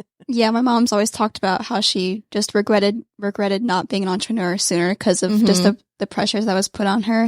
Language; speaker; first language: English; native; English